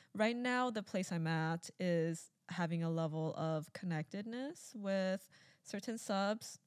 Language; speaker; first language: English; early bilingual, other home language; Chinese